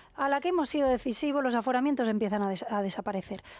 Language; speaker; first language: Spanish; native; Spanish